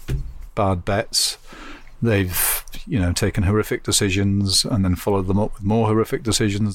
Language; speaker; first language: English; native; English